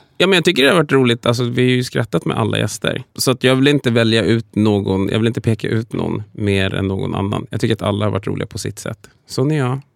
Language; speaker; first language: Swedish; native; Swedish